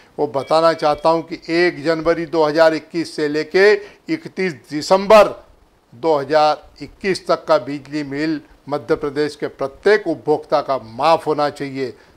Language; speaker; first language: Hindi; native; Hindi